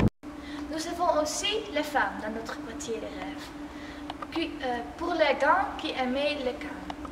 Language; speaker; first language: French; non-native, learner; Dutch